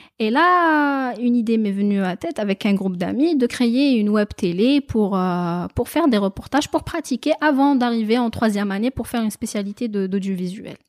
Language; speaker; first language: French; non-native, local second language; Kabyle